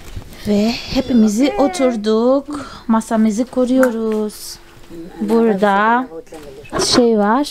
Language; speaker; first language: Turkish; non-native, fluent; Portuguese